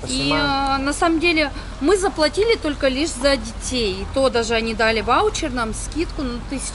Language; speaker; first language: Russian; native; Russian